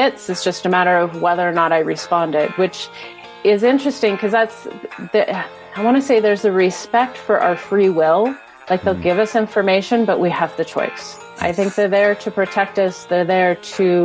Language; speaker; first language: English; native; English